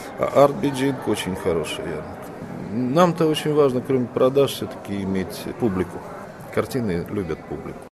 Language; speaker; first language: Russian; native; Russian